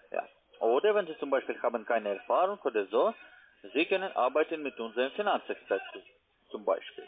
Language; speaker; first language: German; non-native, learner; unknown